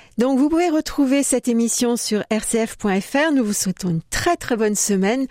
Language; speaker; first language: French; native; French